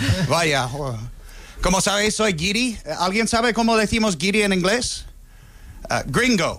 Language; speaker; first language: Spanish; non-native, fluent; English